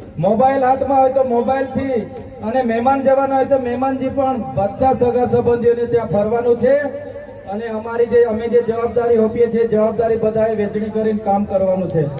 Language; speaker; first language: Gujarati; non-native, local second language; Vasavi